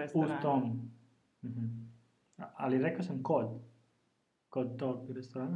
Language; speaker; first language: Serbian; non-native, learner; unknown